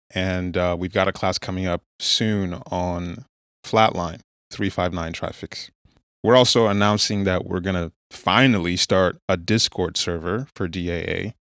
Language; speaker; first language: English; non-native, local second language; Igbo